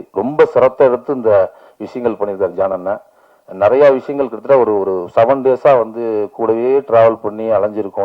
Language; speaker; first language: Tamil; native; Tamil